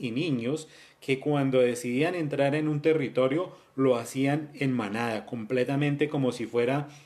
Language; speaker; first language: Spanish; native; Spanish